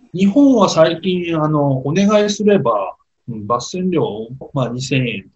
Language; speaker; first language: Japanese; native; Japanese